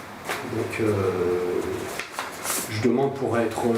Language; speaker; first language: French; native; French